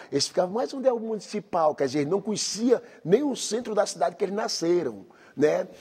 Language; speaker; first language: Portuguese; native; Portuguese